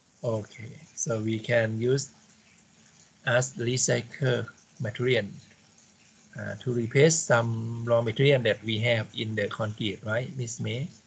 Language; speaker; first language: English; non-native, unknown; Thai